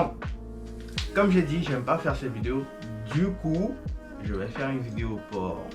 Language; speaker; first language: French; non-native, fluent; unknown